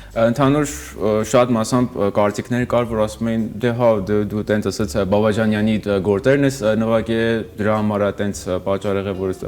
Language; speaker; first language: Armenian; early bilingual, heritage; Armenian